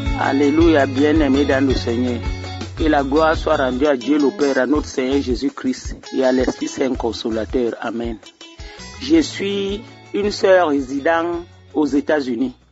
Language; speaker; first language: French; non-native, local second language; Rundi